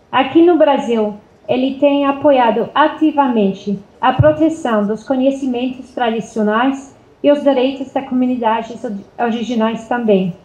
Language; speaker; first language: Portuguese; non-native, fluent; English